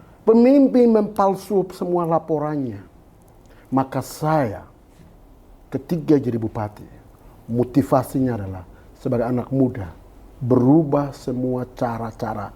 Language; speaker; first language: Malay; non-native, local second language; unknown